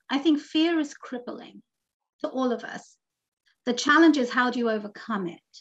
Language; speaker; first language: English; native; English